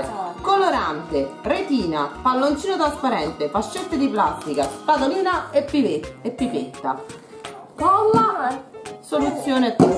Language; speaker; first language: Italian; native; Italian